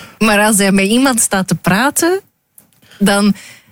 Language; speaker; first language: Dutch; native; Dutch